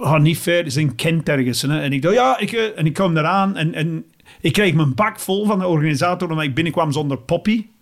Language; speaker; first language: Dutch; non-native, fluent; English